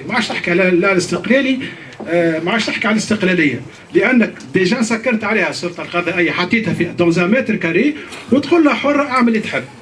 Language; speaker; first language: Arabic; native; Arabic